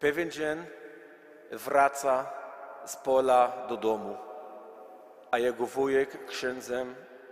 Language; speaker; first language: Polish; non-native, learner; Arabic